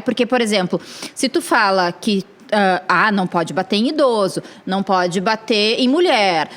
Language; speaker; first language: Portuguese; native; Portuguese